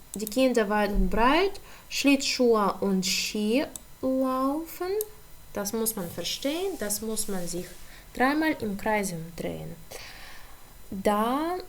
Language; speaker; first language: German; non-native, learner; Ukrainian